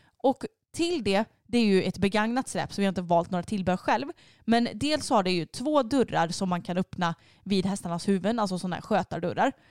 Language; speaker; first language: Swedish; native; Swedish